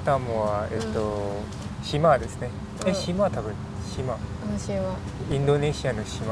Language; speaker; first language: Japanese; non-native, learner; English